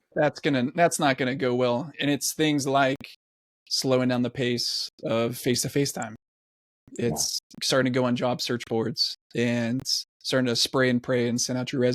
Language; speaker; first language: English; native; English